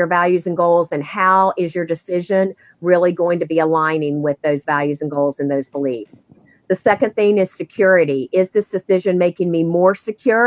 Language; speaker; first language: English; native; English